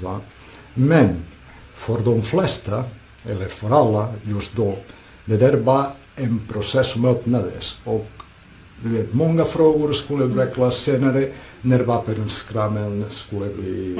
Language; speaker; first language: Swedish; non-native, fluent; Catalan